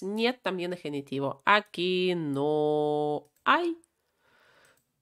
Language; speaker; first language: Spanish; non-native, fluent; Russian